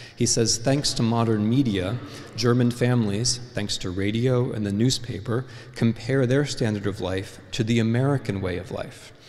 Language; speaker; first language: English; native; English